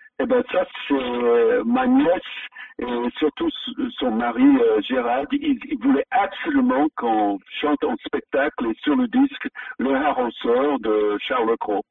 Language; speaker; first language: French; non-native, fluent; English